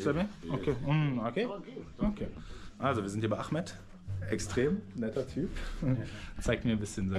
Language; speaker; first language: German; native; German